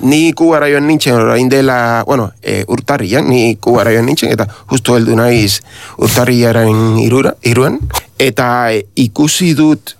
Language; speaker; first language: Basque; non-native, learner; Spanish